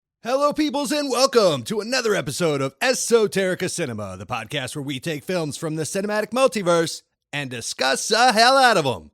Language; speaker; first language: English; native; English